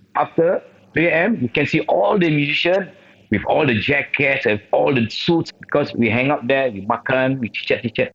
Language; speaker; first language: English; non-native, local second language; Malay